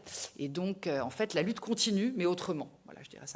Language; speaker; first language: French; native; French